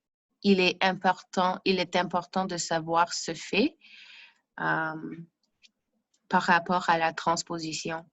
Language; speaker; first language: French; non-native, fluent; English